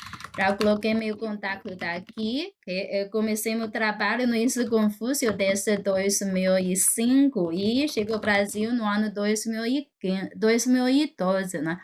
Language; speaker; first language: Portuguese; non-native, fluent; Chinese